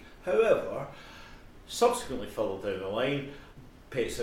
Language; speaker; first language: English; native; English